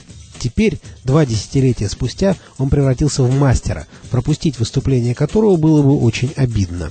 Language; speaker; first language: Russian; native; Russian